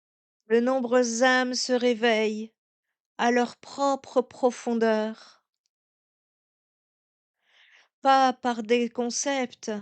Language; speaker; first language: French; native; French